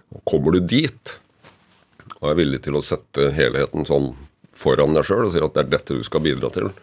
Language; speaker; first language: Norwegian; native; Norwegian